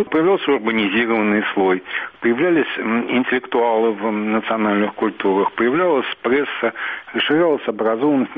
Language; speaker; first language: Russian; native; Russian